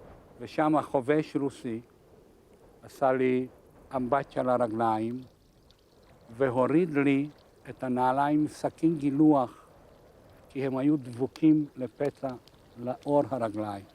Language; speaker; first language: Hebrew; non-native, fluent; Hungarian